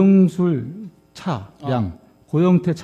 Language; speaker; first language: Korean; native; Korean